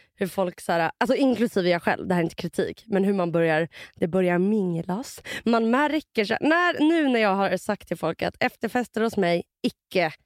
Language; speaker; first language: Swedish; early bilingual, other home language; Russian